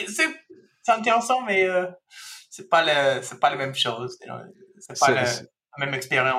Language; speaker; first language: French; non-native, fluent; English